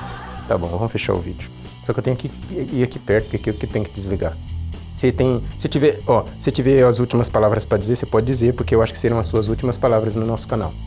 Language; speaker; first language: Portuguese; native; Portuguese